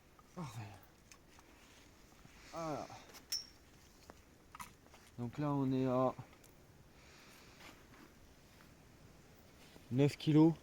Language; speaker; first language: French; native; French